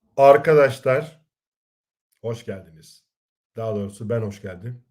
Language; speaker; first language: Turkish; native; Turkish